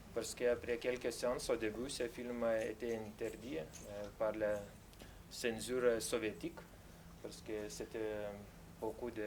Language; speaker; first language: French; non-native, fluent; Lithuanian